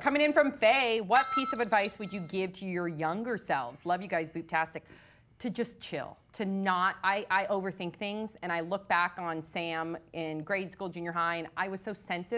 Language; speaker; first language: English; native; English